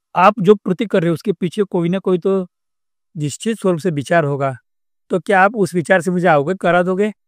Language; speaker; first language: Hindi; non-native, local second language; Marathi